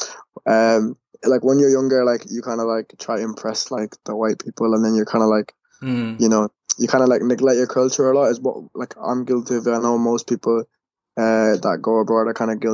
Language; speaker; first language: English; native; English